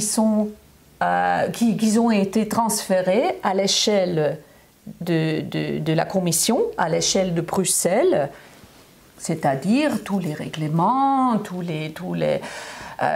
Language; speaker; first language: French; non-native, fluent; German